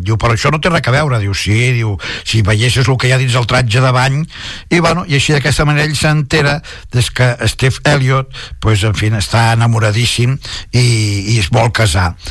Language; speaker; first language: Catalan; non-native, local second language; Spanish